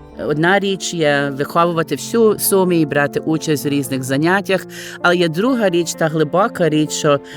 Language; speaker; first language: Ukrainian; early bilingual, heritage; Ukrainian